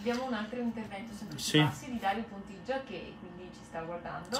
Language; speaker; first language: Italian; native; Italian